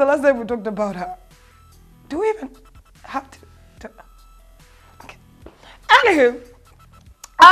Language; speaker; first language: English; non-native, local second language; Ganda